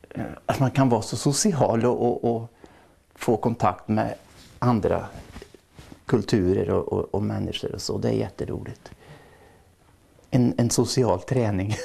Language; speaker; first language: Swedish; native; Swedish